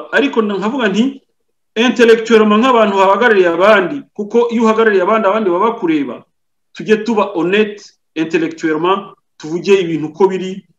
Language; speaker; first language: Kinyarwanda; native; Kinyarwanda